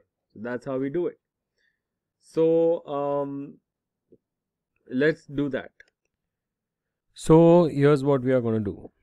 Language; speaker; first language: English; non-native, local second language; Hindi